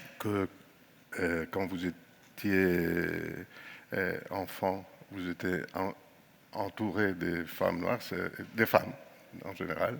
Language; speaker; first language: French; non-native, fluent; Greek